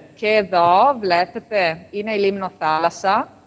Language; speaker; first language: Greek; non-native, fluent; Italian